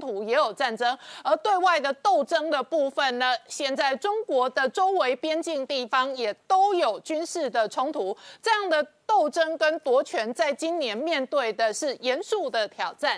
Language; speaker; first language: Chinese; native; Chinese